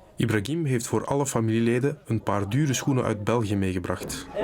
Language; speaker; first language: Dutch; native; Dutch